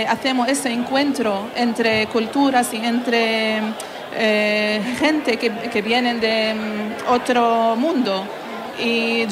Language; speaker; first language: Spanish; non-native, learner; Hebrew